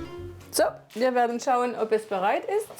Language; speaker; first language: German; non-native, fluent; French